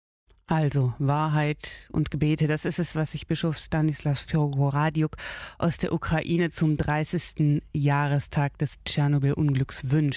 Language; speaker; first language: German; native; German